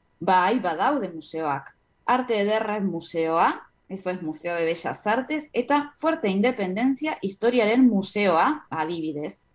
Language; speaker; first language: Basque; non-native, learner; Spanish